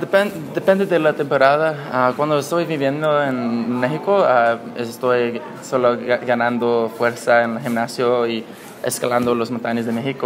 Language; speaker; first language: Spanish; non-native, learner; English